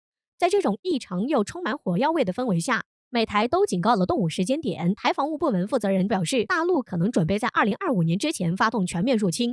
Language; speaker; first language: Chinese; native; Chinese